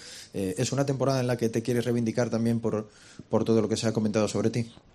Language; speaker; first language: Spanish; native; Spanish